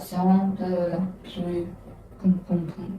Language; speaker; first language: French; non-native, learner; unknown